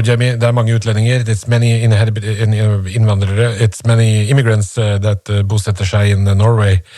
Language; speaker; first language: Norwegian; native; Norwegian